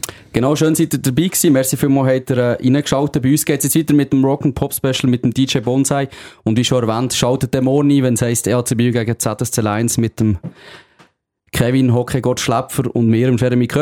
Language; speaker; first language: German; native; German